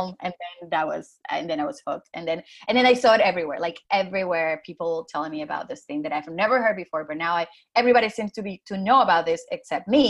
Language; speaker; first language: English; non-native, fluent; Spanish